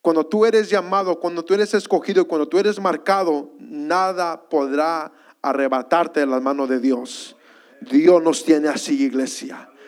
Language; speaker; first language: Spanish; early bilingual, heritage; Spanish